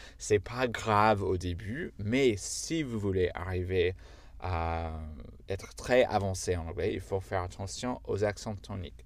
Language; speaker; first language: French; non-native, fluent; English